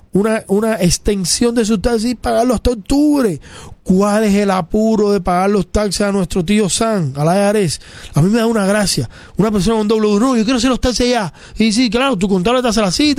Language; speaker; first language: Spanish; native; Spanish